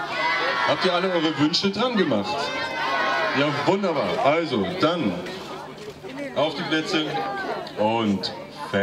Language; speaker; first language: German; native; German